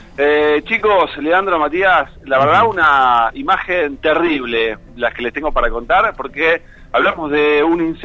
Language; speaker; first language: Spanish; native; Spanish